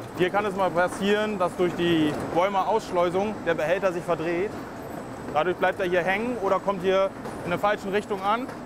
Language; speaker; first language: German; native; German